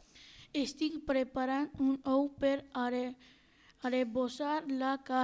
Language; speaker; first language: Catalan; non-native, local second language; Spanish